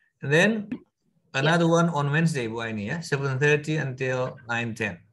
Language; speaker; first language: English; non-native, fluent; Indonesian